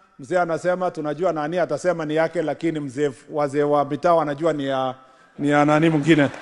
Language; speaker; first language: Swahili; non-native, local second language; Kalenjin